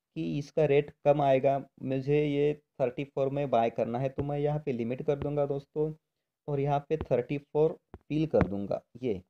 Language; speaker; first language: Hindi; non-native, local second language; Marathi